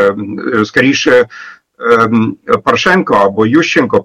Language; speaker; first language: Ukrainian; non-native, fluent; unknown